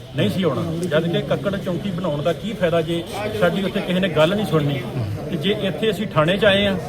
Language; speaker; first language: Punjabi; native; Punjabi